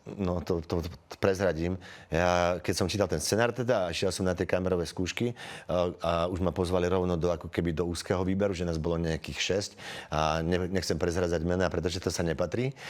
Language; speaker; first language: Slovak; native; Slovak